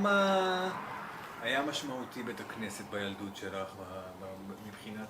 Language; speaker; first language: Hebrew; native; Hebrew